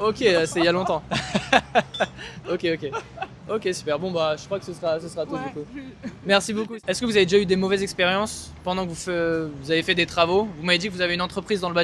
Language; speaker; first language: French; native; French